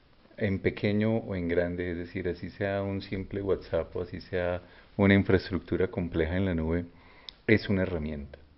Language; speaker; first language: Spanish; native; Spanish